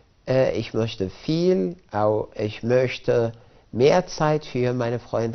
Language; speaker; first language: German; non-native, fluent; Arabic